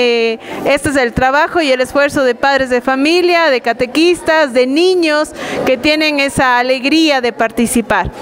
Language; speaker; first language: Spanish; native; Spanish